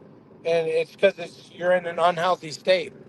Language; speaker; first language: English; native; English